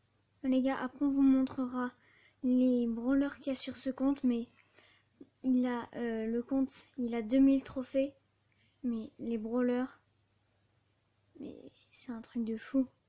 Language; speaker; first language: French; native; French